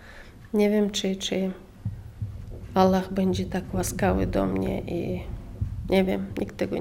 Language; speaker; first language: Polish; non-native, fluent; Chechen